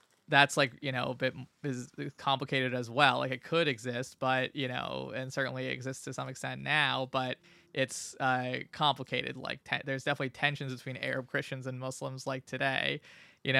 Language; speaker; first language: English; native; English